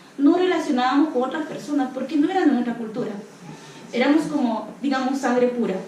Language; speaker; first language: Spanish; non-native, local second language; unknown